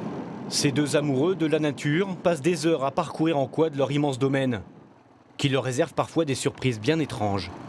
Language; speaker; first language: French; native; French